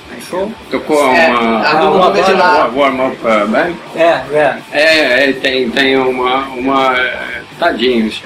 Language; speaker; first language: Portuguese; non-native, learner; Norwegian